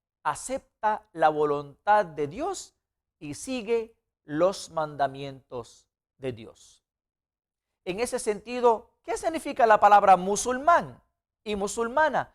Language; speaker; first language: Spanish; non-native, fluent; Arabic